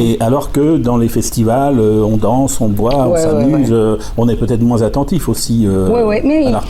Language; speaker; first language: French; native; French